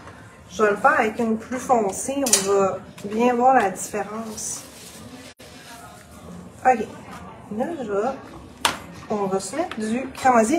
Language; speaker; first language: French; native; French